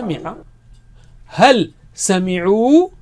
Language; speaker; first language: Arabic; non-native, fluent; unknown